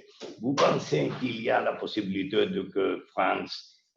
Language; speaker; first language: French; non-native, learner; Spanish